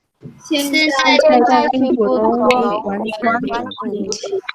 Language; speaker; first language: Chinese; non-native, learner; Indonesian